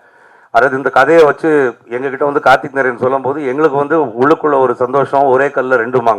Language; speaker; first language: Tamil; native; Tamil